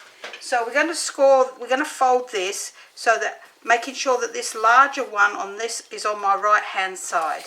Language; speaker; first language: English; native; English